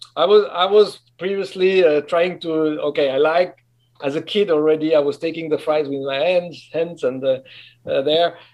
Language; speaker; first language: English; non-native, fluent; French